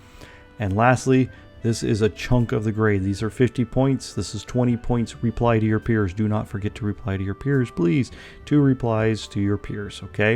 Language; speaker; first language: English; native; English